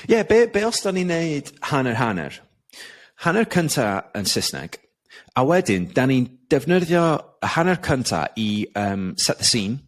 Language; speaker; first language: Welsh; non-native, learner; English